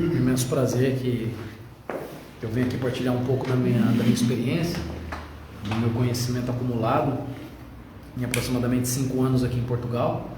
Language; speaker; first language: Portuguese; native; Portuguese